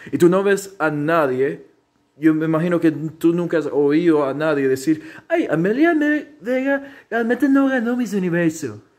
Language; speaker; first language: Spanish; early bilingual, heritage; Spanish